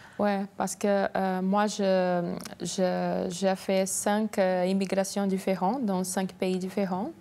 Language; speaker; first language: French; non-native, learner; Portuguese